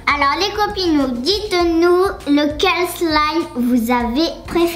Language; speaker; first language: French; native; French